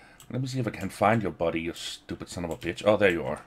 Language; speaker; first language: English; non-native, fluent; Danish